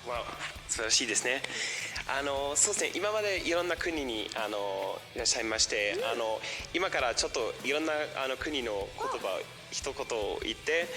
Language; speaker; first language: Japanese; non-native, fluent; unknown